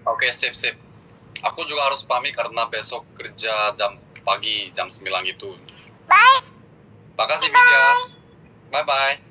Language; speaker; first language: Indonesian; early bilingual, other home language; Korean